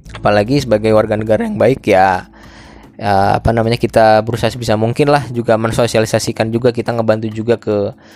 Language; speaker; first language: Indonesian; native; Indonesian